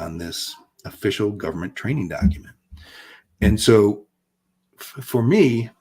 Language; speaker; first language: English; native; English